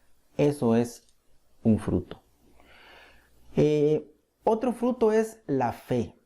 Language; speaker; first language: Spanish; native; Spanish